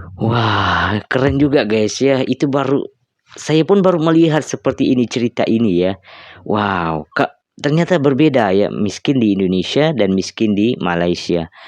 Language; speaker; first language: Indonesian; native; Indonesian